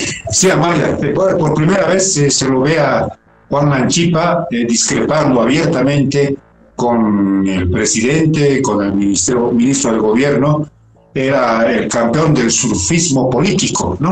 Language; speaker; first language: Spanish; native; Spanish